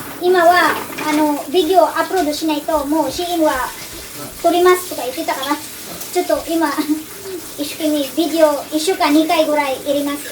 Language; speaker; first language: Japanese; non-native, learner; Cebuano